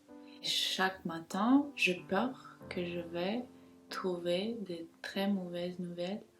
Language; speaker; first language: French; non-native, fluent; Ukrainian